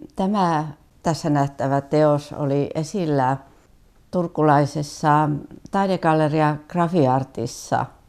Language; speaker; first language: Finnish; native; Finnish